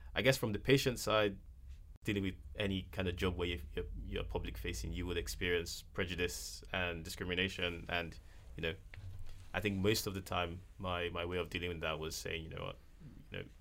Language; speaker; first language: English; non-native, local second language; Yoruba